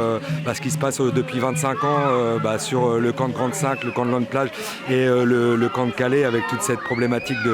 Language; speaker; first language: French; native; French